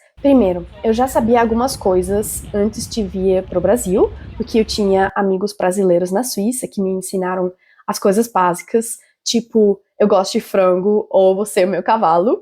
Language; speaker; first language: Portuguese; non-native, fluent; German